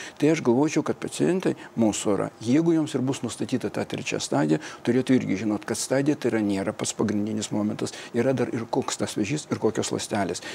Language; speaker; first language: Lithuanian; non-native, fluent; Russian